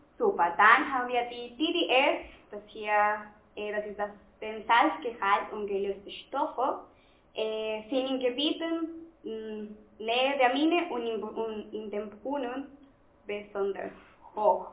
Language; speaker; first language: German; non-native, fluent; Spanish